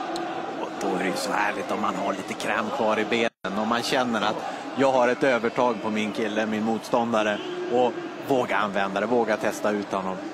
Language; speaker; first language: Swedish; native; Swedish